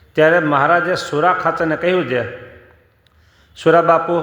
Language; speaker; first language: Gujarati; native; Gujarati